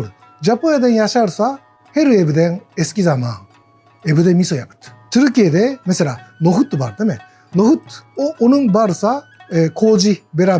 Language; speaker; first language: Turkish; non-native, learner; Japanese